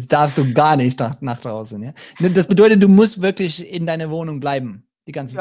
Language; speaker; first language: German; non-native, learner; English